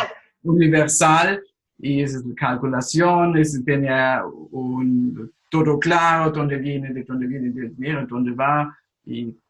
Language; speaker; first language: Spanish; non-native, fluent; German